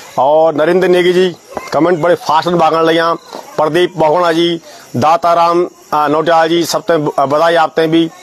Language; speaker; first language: Hindi; non-native, local second language; Garhwali